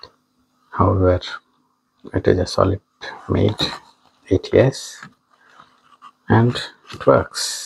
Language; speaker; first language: English; non-native, fluent; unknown